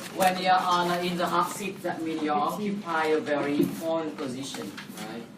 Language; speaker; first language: English; non-native, fluent; Vietnamese